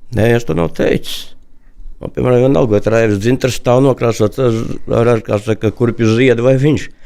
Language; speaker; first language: Latvian; non-native, local second language; Russian